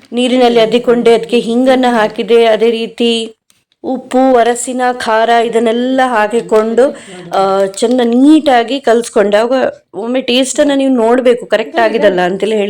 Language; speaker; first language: Kannada; non-native, local second language; Konkani